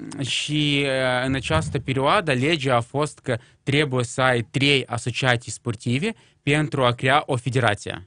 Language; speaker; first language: Romanian; non-native, local second language; Russian